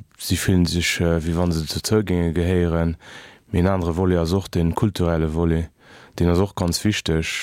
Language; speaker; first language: Luxembourgish; early bilingual, other home language; Kabuverdianu